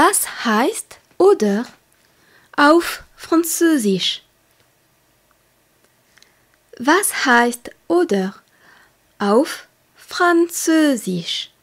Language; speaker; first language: German; non-native, fluent; French